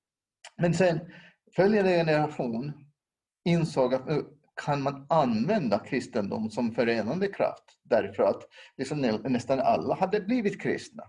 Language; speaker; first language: Swedish; non-native, local second language; Finnish